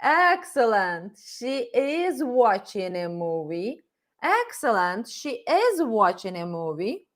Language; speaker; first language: English; non-native, fluent; Ukrainian